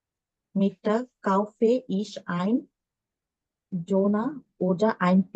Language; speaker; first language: German; non-native, learner; Bangla